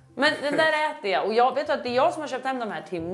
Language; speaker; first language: Swedish; native; Swedish